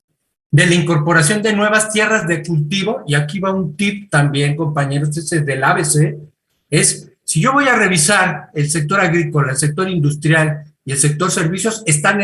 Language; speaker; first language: Spanish; native; Spanish